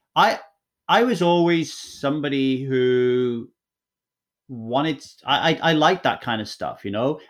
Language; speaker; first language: English; native; English